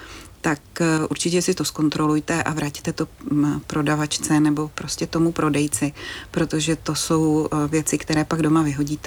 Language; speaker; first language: Czech; native; Czech